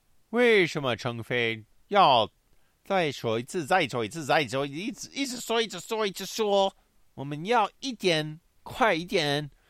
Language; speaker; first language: Chinese; non-native, learner; English